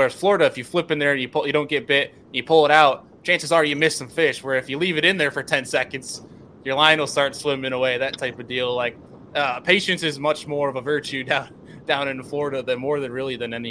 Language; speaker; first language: English; native; English